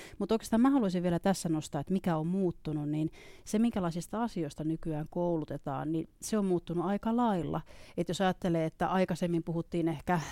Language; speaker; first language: Finnish; native; Finnish